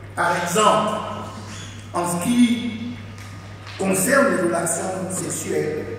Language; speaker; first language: French; native; French